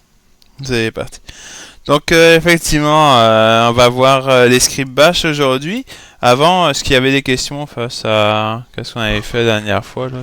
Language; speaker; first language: French; native; French